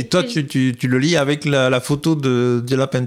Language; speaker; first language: French; native; French